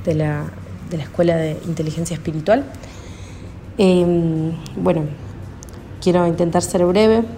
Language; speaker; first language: Spanish; native; Spanish